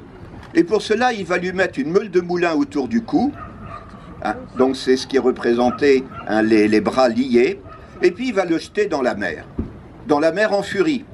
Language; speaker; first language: French; native; French